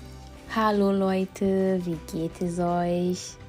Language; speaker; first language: German; non-native, fluent; Portuguese